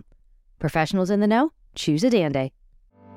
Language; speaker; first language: English; native; English